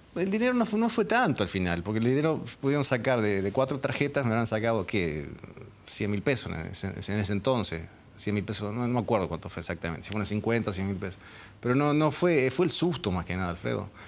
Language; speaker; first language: Spanish; early bilingual, other home language; Dutch